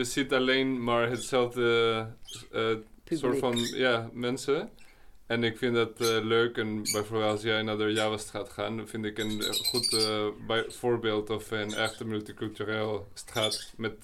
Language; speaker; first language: Dutch; non-native, learner; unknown